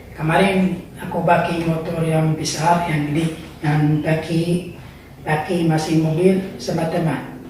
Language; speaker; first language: Indonesian; non-native, learner; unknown